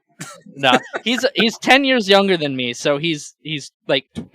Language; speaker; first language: English; native; English